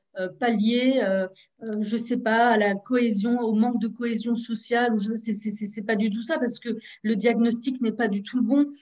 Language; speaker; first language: French; early bilingual, other home language; Turkish